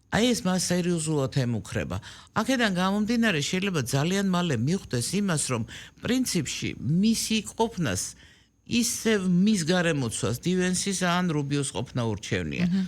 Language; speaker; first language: Georgian; native; Georgian